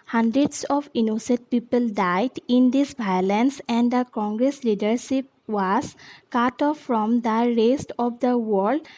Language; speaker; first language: English; non-native, local second language; Assamese